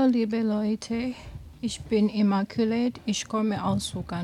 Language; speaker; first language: German; non-native, learner; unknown